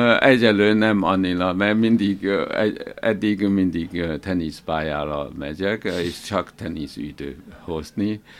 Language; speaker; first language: Hungarian; non-native, learner; Chinese